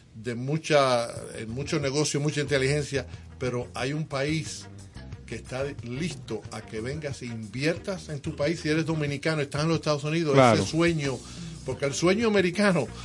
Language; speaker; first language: Spanish; native; Spanish